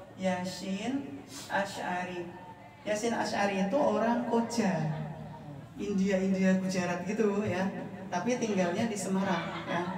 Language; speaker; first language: Indonesian; non-native, fluent; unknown